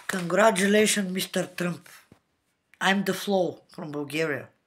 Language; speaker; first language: English; non-native, learner; Bulgarian